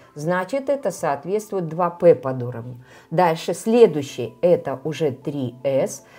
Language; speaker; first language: Russian; native; Russian